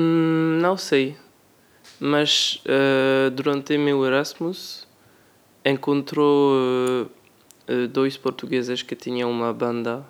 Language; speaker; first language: Portuguese; non-native, learner; French